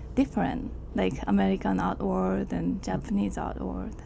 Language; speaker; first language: English; non-native, learner; Japanese